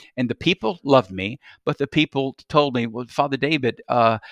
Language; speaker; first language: English; native; English